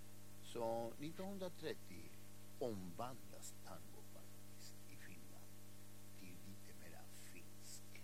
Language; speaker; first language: Swedish; non-native, fluent; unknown